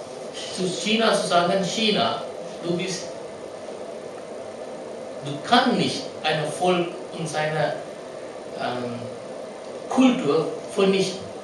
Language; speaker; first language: German; non-native, learner; Sinhala